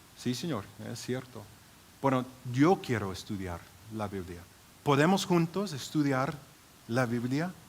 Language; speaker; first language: Spanish; non-native, fluent; English